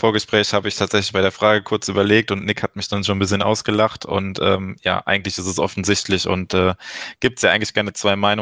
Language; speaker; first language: German; native; German